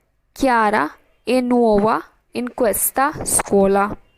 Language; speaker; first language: Italian; non-native, fluent; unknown